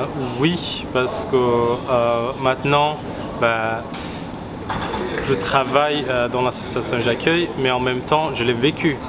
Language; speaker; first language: French; non-native, fluent; Persian